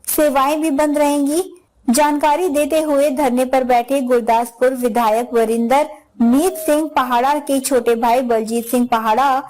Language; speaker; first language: Hindi; non-native, local second language; Punjabi